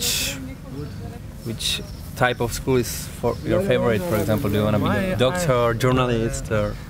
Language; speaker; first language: English; non-native, fluent; Czech